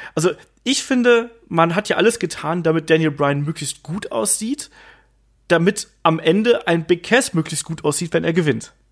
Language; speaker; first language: German; native; German